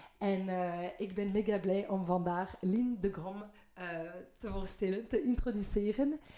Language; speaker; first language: Dutch; non-native, fluent; French